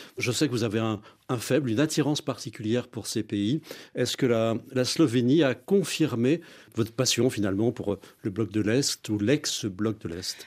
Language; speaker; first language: French; native; French